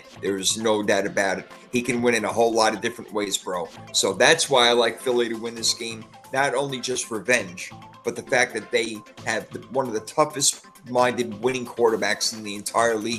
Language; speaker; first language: English; native; English